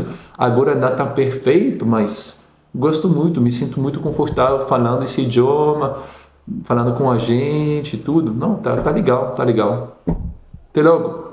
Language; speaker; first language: Portuguese; non-native, fluent; French